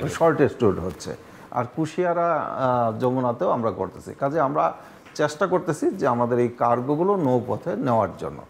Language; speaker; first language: Bangla; native; Bangla